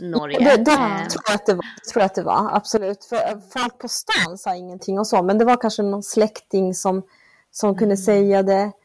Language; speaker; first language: Swedish; early bilingual, other home language; Spanish